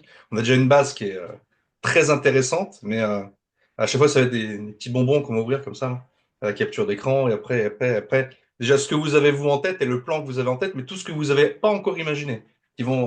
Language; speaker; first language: French; native; French